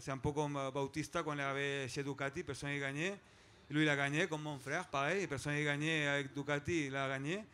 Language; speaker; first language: French; non-native, fluent; Spanish